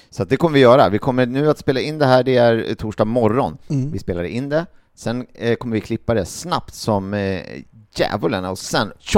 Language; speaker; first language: Swedish; native; Swedish